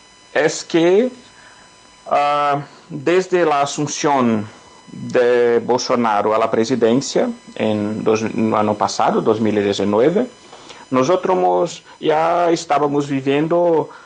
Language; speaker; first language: Spanish; non-native, fluent; Portuguese